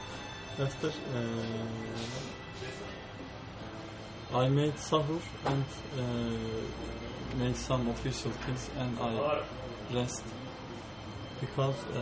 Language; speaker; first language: English; non-native, learner; Turkish